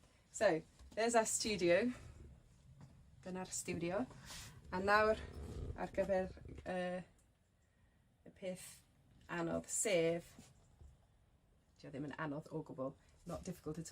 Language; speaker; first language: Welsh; non-native, local second language; English